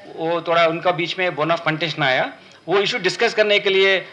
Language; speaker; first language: Hindi; non-native, local second language; Telugu